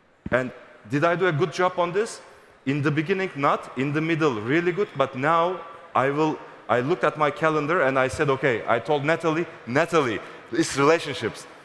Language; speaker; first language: English; non-native, fluent; Turkish